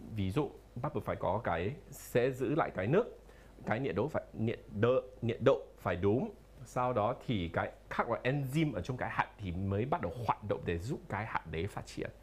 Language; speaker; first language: Vietnamese; non-native, fluent; English